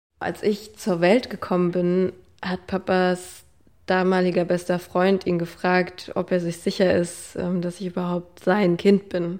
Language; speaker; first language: German; native; German